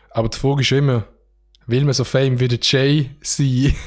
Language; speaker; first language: German; native; German